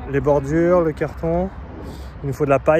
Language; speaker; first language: French; native; French